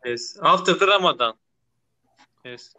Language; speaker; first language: English; non-native, learner; Turkish